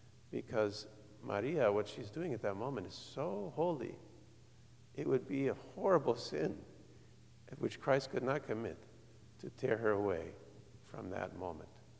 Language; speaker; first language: English; native; English